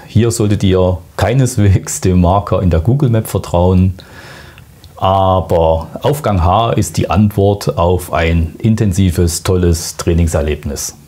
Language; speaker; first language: German; native; German